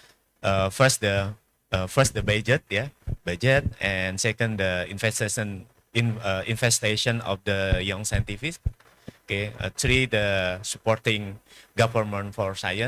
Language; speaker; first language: English; non-native, learner; Indonesian